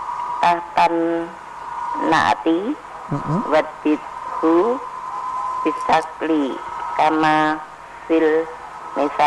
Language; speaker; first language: Arabic; non-native, learner; Indonesian